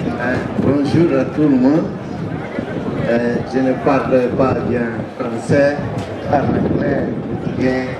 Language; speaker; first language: French; non-native, learner; Portuguese